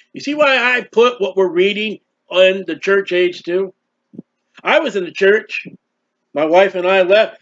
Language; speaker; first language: English; native; English